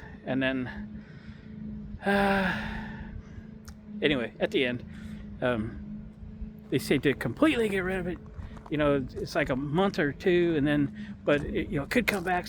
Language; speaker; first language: English; native; English